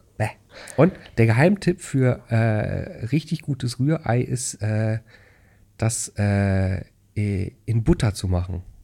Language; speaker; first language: German; native; German